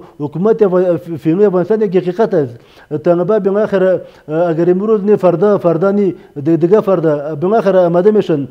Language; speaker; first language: Persian; non-native, local second language; Pashto